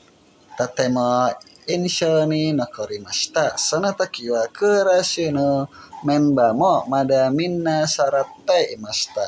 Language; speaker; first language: Japanese; non-native, learner; Indonesian